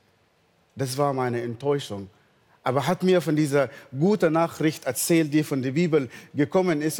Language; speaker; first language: German; non-native, fluent; Arabic